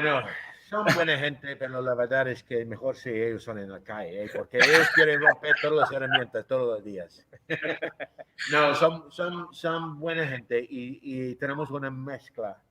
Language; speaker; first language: Spanish; non-native, fluent; English